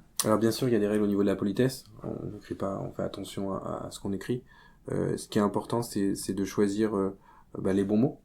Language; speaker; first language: French; native; French